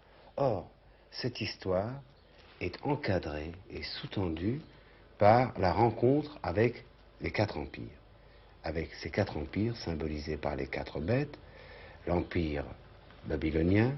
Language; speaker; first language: French; native; French